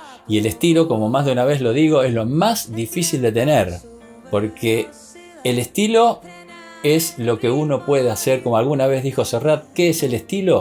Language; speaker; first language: Spanish; native; Spanish